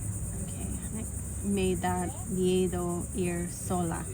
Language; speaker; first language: Spanish; non-native, learner; Lao